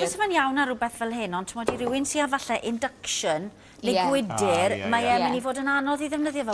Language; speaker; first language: Welsh; native; Welsh